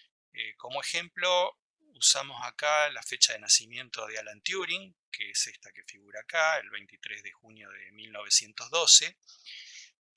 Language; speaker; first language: Spanish; native; Spanish